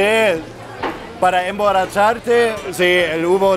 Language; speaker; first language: Spanish; non-native, fluent; German